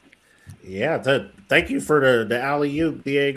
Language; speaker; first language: English; native; English